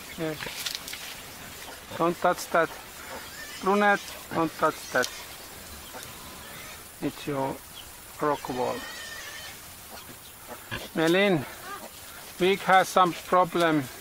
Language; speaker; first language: English; non-native, learner; Finnish